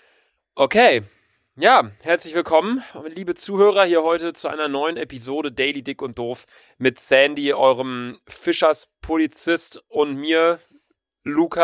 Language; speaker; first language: German; native; German